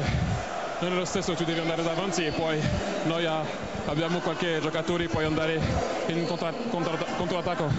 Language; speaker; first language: Italian; non-native, fluent; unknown